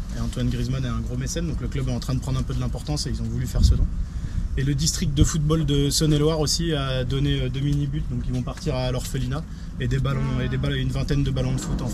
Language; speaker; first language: French; native; French